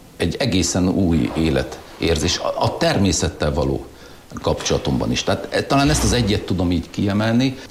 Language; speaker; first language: Hungarian; non-native, local second language; German